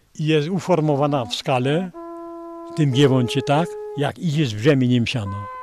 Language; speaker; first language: Polish; native; Polish